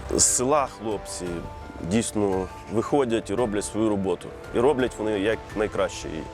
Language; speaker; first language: Ukrainian; native; Ukrainian